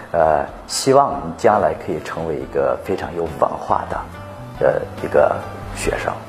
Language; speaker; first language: Chinese; non-native, fluent; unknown